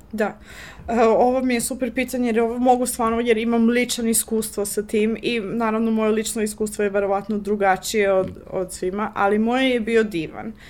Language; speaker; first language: Serbian; non-native, fluent; English